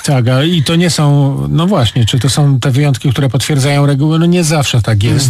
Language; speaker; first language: Polish; native; Polish